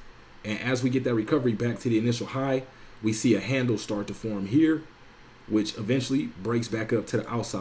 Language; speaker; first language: English; native; English